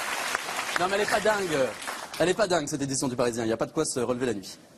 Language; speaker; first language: French; native; French